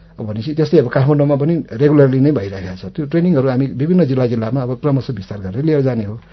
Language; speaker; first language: Nepali; non-native, local second language; Newari